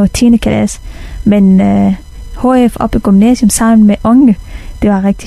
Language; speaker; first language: Danish; non-native, fluent; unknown